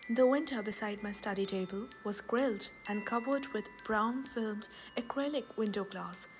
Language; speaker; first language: English; non-native, local second language; Hindi